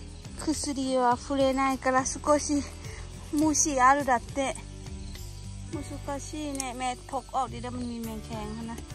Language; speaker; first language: Japanese; non-native, learner; Thai